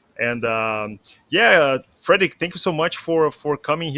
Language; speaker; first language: English; non-native, fluent; Portuguese